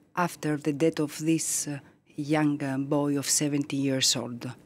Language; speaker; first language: English; non-native, fluent; Greek